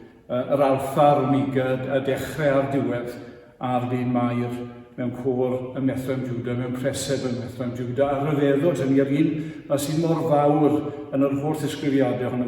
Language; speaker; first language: Welsh; native; Welsh